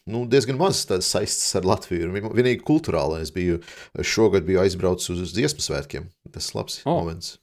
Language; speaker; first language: Latvian; non-native, local second language; Russian